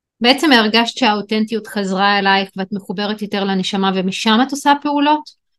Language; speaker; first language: Hebrew; non-native, local second language; Arabic